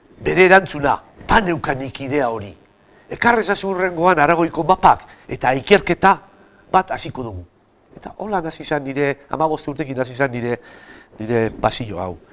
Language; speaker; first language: Basque; native; Basque